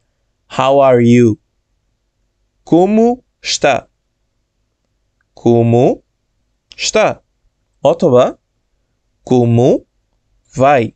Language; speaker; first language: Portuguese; non-native, fluent; Bangla